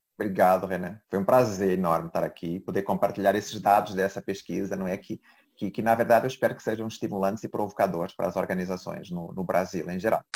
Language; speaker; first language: Portuguese; native; Portuguese